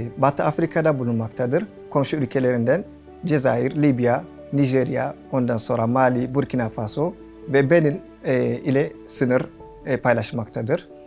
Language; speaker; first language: Turkish; non-native, fluent; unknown